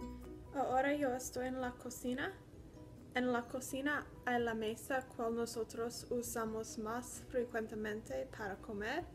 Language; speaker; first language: Spanish; non-native, learner; English